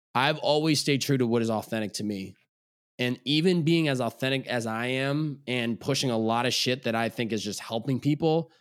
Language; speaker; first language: English; native; English